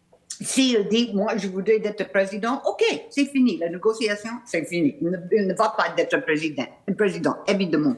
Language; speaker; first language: French; non-native, learner; English